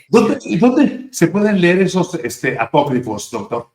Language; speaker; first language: Spanish; native; Spanish